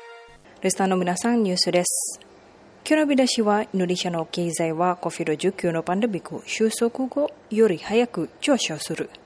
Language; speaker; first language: Japanese; non-native, fluent; Indonesian